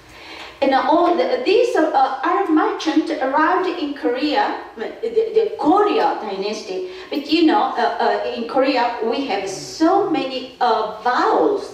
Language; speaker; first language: English; non-native, fluent; Korean